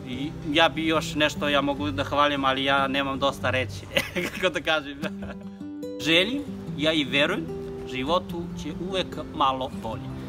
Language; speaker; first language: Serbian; non-native, learner; Chinese